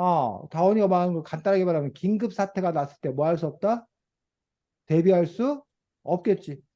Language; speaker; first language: Korean; native; Korean